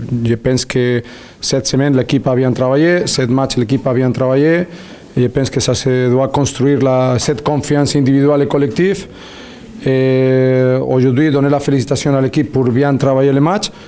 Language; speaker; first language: French; non-native, learner; Spanish